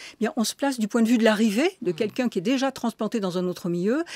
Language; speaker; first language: French; native; French